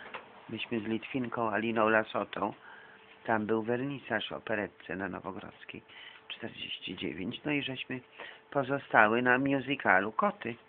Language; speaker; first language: Polish; native; Polish